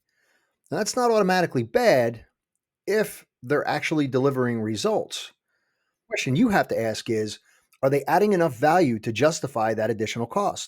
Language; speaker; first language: English; native; English